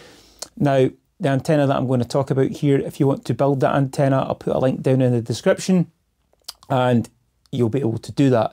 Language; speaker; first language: English; native; English